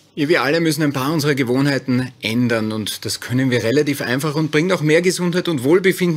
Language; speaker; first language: German; native; German